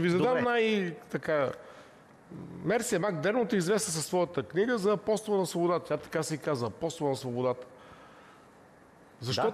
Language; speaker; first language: Bulgarian; native; Bulgarian